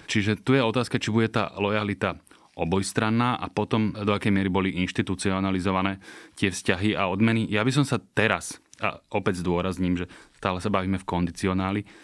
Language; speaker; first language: Slovak; native; Slovak